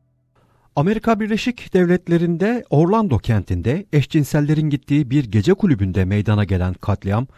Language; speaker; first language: Turkish; native; Turkish